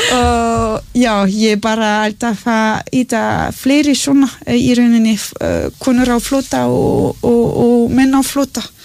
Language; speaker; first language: Icelandic; non-native, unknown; French